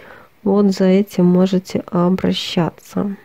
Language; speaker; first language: Russian; native; Russian